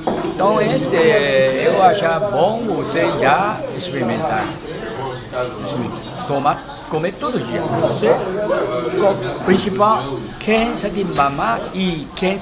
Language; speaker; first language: Portuguese; non-native, learner; Chinese